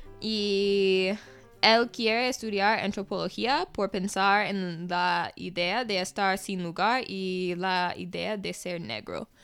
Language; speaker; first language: Spanish; non-native, fluent; English